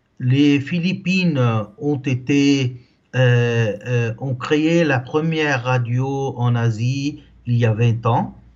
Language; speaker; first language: French; non-native, local second language; Arabic